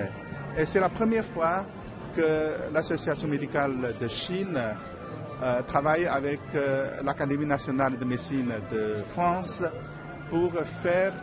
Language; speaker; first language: French; non-native, fluent; Chinese